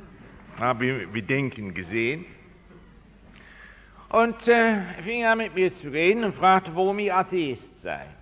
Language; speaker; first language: German; non-native, fluent; English